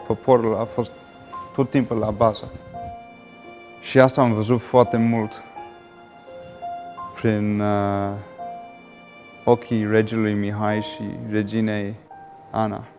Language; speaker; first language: Romanian; non-native, fluent; English